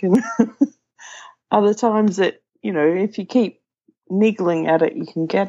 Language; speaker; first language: English; native; English